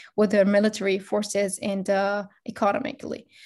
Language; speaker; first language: English; non-native, fluent; Arabic